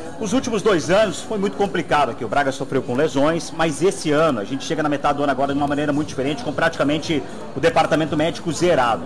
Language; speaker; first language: Portuguese; native; Portuguese